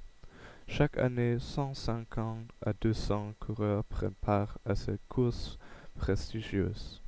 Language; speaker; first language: French; non-native, learner; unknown